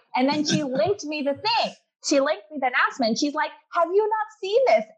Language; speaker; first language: English; non-native, local second language; Urdu